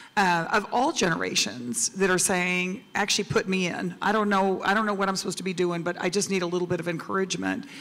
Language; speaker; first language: English; native; English